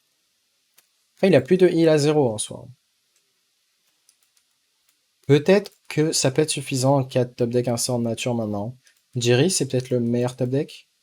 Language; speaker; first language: French; native; French